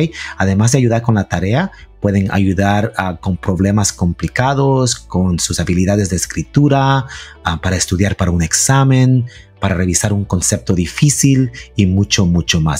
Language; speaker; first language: Spanish; early bilingual, heritage; Spanish